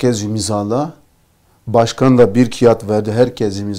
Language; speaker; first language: Turkish; non-native, learner; Portuguese